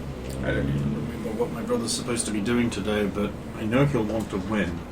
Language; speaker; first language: English; native; English